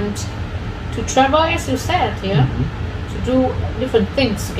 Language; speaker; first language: English; non-native, fluent; Vietnamese